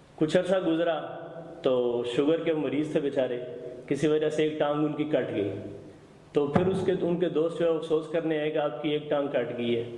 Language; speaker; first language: Urdu; non-native, local second language; Punjabi